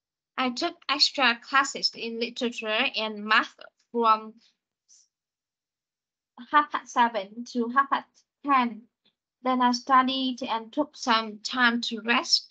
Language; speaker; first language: English; non-native, fluent; Vietnamese